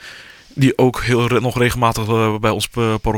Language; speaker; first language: Dutch; non-native, fluent; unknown